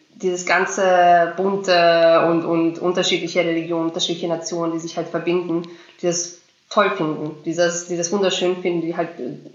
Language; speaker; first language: German; early bilingual, other home language; Bosnian